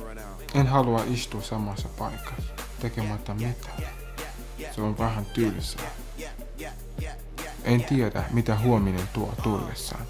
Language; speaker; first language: Finnish; non-native, fluent; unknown